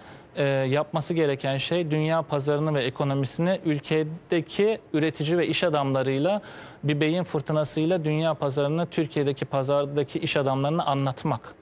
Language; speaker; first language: Turkish; native; Turkish